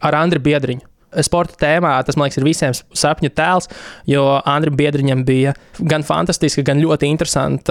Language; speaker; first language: Latvian; native; Latvian